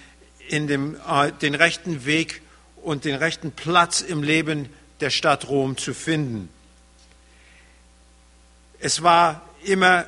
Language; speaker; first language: German; early bilingual, heritage; German